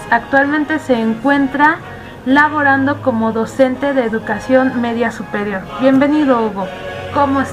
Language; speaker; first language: Spanish; native; Spanish